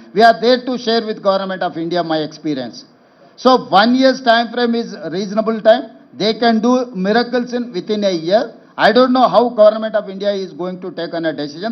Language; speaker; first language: English; non-native, local second language; Telugu